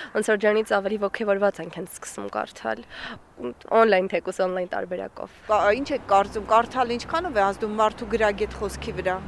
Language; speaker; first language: Armenian; native; Armenian